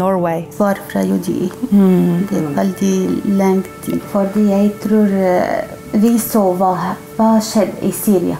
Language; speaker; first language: Norwegian; non-native, learner; Arabic